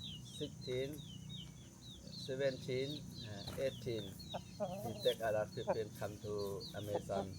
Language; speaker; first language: English; non-native, learner; Thai